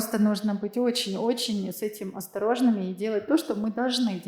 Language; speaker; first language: Russian; native; Russian